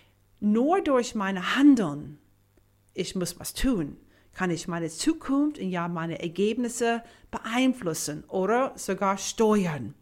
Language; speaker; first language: German; non-native, fluent; English